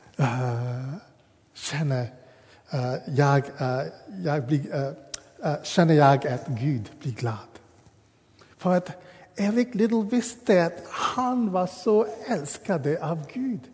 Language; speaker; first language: Swedish; non-native, fluent; English